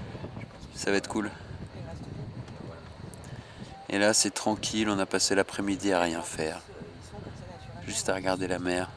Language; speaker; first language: French; native; French